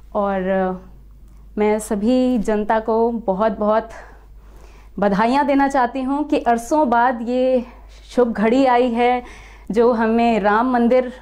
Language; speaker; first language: Hindi; native; Hindi